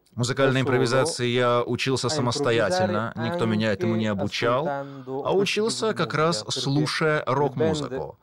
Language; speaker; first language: Russian; non-native, fluent; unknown